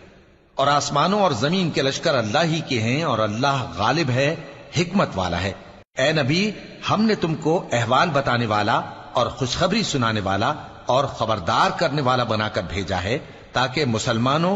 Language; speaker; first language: Urdu; native; Urdu